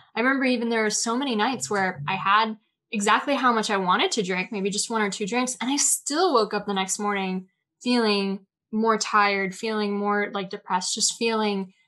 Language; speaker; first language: English; native; English